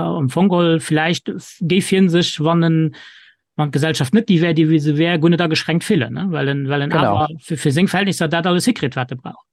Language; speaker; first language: Luxembourgish; native; Luxembourgish